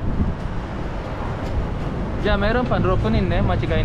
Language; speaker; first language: Japanese; non-native, learner; Filipino